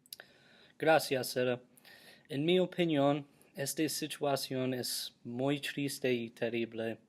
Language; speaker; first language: Spanish; non-native, learner; English